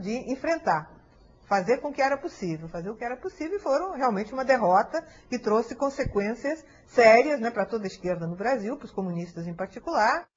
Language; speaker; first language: Portuguese; early bilingual, other home language; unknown